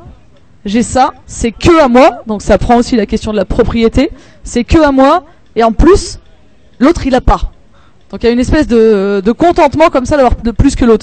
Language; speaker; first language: French; native; French